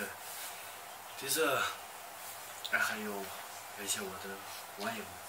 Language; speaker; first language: Chinese; non-native, local second language; Tibetan